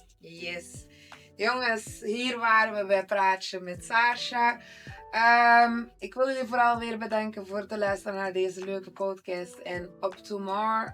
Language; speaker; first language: Dutch; native; Dutch